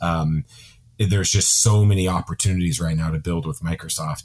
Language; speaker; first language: English; native; English